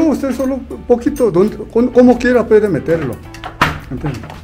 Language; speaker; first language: Spanish; non-native, learner; Korean